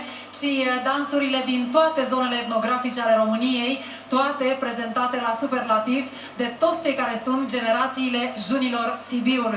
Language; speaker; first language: Romanian; native; Romanian